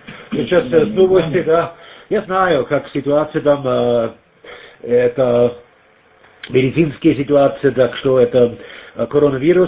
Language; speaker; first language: Russian; non-native, learner; German